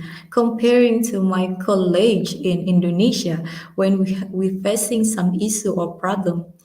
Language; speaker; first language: English; non-native, learner; Indonesian